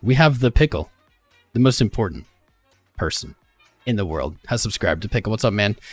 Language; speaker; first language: English; native; English